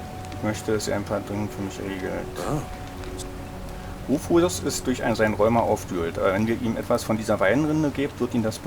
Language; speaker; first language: German; native; German